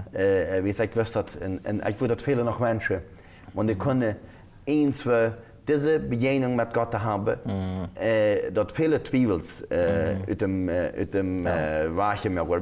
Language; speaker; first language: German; non-native, local second language; Plautdietsch